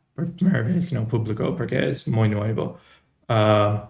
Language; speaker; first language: Spanish; non-native, fluent; English